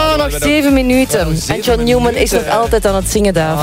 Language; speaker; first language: Dutch; native; Dutch